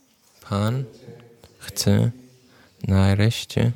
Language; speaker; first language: Polish; non-native, learner; German